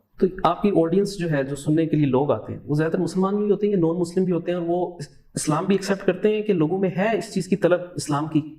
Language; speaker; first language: Urdu; native; Urdu